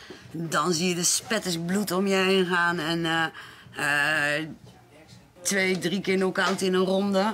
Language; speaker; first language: Dutch; native; Dutch